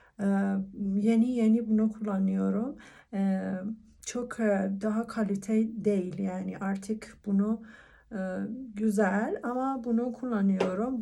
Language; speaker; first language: Turkish; non-native, learner; Persian